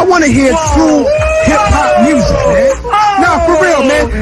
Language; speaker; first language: English; native; English